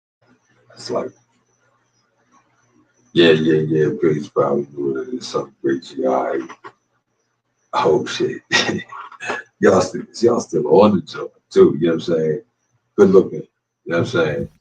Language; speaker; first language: English; native; English